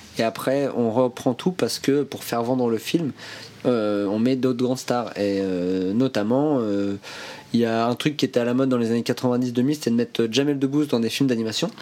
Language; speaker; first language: French; native; French